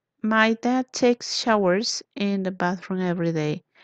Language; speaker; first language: English; non-native, fluent; Spanish